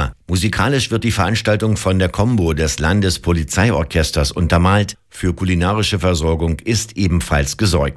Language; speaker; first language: German; native; German